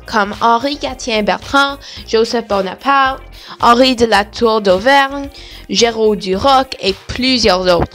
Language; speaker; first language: French; non-native, learner; English